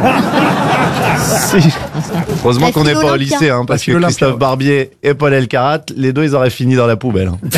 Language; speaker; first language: French; native; French